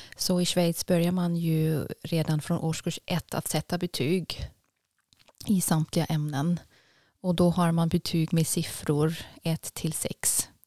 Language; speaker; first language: Swedish; non-native, fluent; German